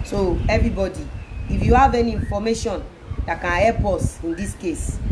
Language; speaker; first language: English; non-native, local second language; Yoruba